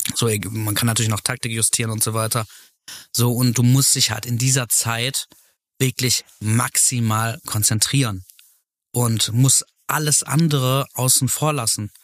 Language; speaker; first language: German; native; German